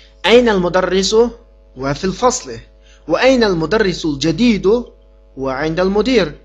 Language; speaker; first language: Arabic; non-native, fluent; Uyghur